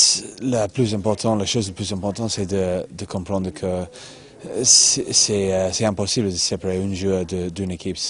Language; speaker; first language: French; non-native, fluent; English